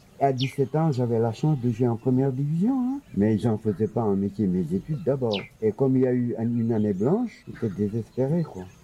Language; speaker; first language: French; non-native, local second language; Wolof